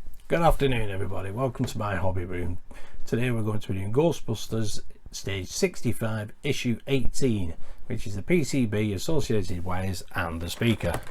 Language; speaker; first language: English; native; English